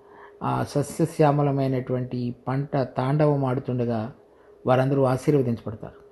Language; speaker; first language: Telugu; native; Telugu